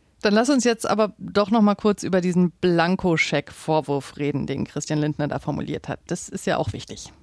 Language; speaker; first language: German; native; German